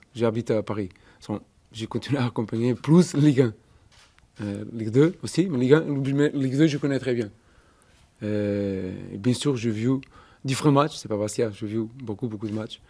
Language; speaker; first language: French; non-native, fluent; Portuguese